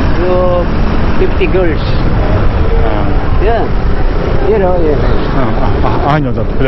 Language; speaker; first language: English; non-native, learner; Japanese